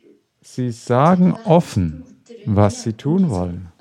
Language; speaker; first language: German; non-native, fluent; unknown